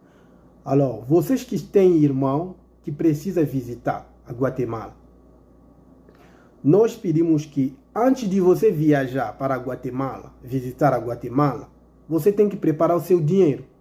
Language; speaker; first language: Portuguese; non-native, fluent; Lingala